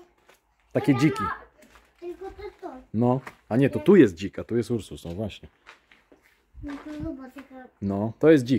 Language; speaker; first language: Polish; native; Polish